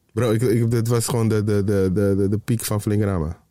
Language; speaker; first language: Dutch; native; Dutch